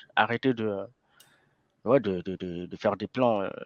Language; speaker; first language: French; native; French